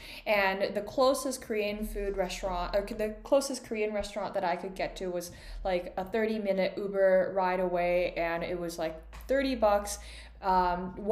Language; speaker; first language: English; non-native, fluent; Korean